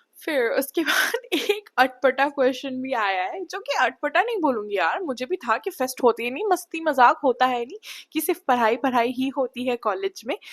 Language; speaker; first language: Hindi; non-native, local second language; Assamese